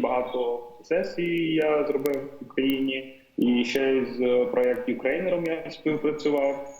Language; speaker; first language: Ukrainian; non-native, fluent; Tamil